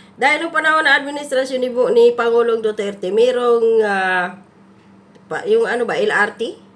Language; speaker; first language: Filipino; non-native, local second language; Cebuano